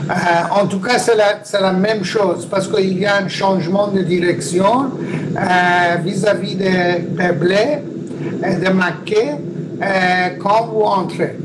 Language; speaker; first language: French; non-native, learner; Persian